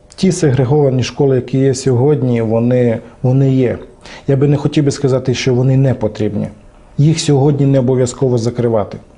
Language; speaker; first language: Ukrainian; non-native, local second language; Romany